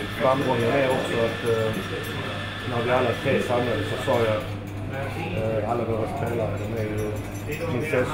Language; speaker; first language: Swedish; early bilingual, other home language; Macedonian